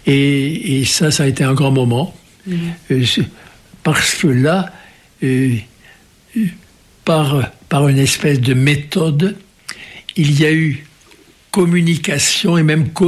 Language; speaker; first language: French; native; French